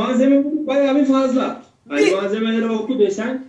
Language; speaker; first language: Turkish; native; Turkish